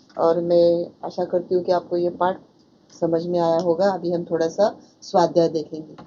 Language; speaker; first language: Hindi; non-native, local second language; Marathi